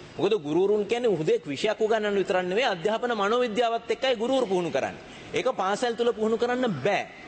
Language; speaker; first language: Sinhala; native; Sinhala